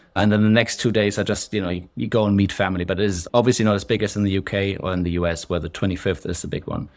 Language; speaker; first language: English; non-native, fluent; German